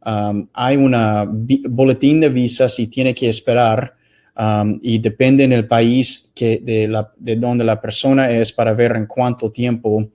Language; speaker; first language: Spanish; non-native, fluent; English